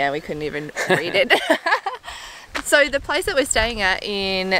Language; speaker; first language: English; native; English